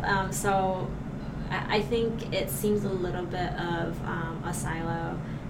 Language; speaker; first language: English; non-native, local second language; Cantonese